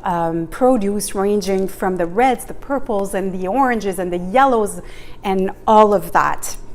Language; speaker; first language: English; native; English